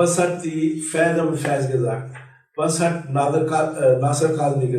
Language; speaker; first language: German; non-native, learner; Urdu